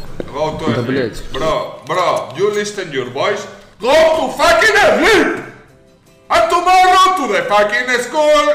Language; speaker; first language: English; non-native, learner; Spanish